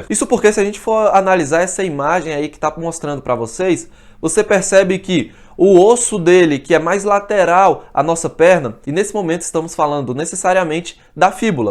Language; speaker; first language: Portuguese; native; Portuguese